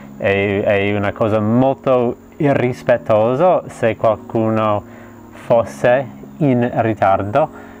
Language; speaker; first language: Italian; non-native, fluent; English